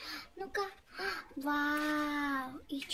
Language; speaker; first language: Russian; non-native, local second language; Kazakh